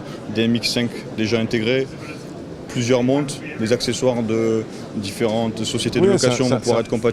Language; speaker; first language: French; native; French